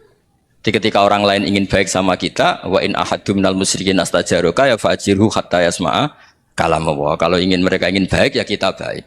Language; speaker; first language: Indonesian; non-native, local second language; Javanese